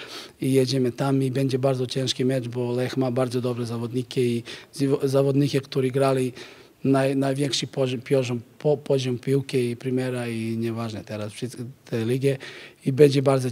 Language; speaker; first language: Polish; non-native, learner; Macedonian